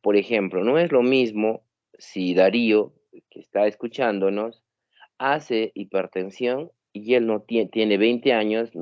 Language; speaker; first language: Spanish; native; Spanish